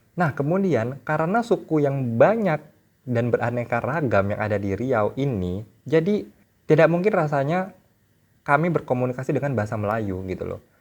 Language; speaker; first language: Indonesian; native; Indonesian